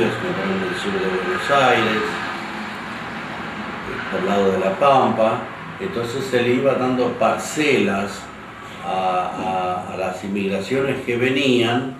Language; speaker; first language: Spanish; native; Spanish